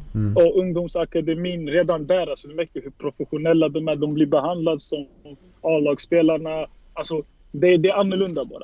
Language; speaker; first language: Swedish; early bilingual, other home language; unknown